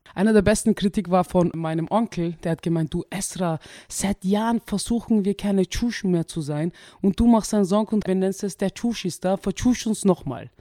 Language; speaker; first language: German; early bilingual, other home language; Turkish